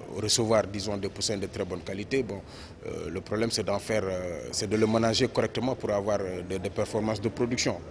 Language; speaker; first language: French; non-native, local second language; Wolof